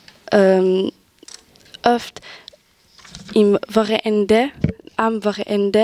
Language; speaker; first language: German; non-native, local second language; French